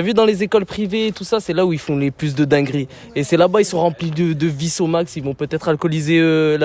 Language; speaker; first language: French; native; French